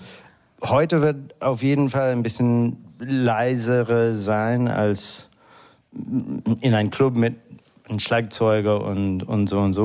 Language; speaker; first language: German; non-native, fluent; English